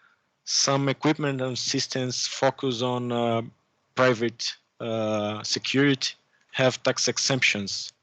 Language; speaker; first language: English; non-native, fluent; Portuguese